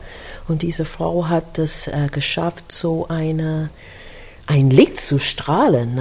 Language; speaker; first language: German; non-native, learner; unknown